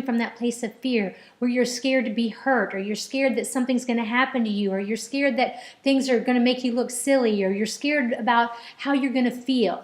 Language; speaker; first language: English; native; English